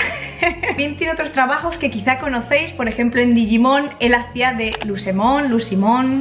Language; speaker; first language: Spanish; native; Spanish